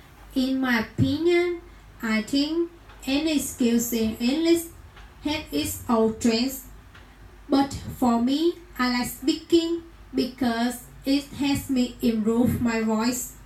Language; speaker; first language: English; non-native, learner; Vietnamese